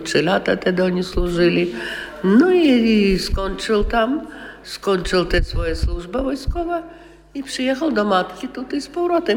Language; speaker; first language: Polish; non-native, local second language; Russian